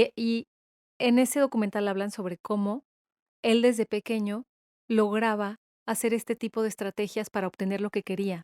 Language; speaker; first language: Spanish; native; Spanish